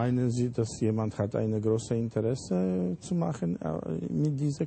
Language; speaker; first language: German; non-native, fluent; Polish